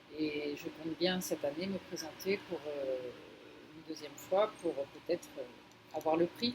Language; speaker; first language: French; non-native, fluent; Spanish